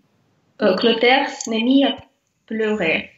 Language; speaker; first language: French; non-native, learner; Russian